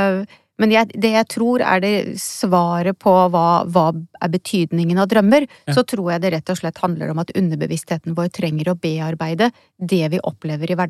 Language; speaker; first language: Norwegian; native; Norwegian